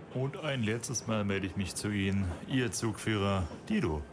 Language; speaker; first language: German; native; German